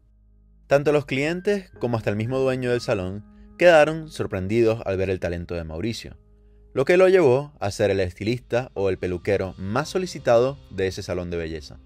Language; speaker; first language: Spanish; native; Spanish